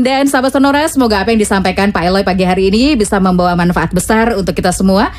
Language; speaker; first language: Indonesian; native; Indonesian